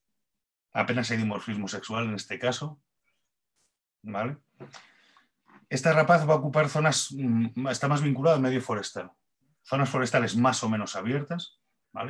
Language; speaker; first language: Spanish; native; Spanish